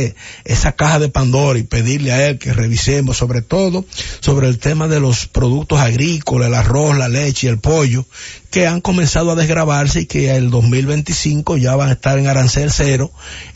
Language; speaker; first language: Spanish; native; Spanish